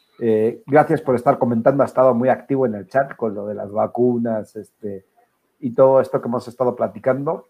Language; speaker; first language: Spanish; native; Spanish